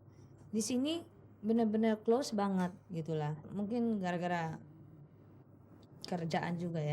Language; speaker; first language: Indonesian; non-native, fluent; Filipino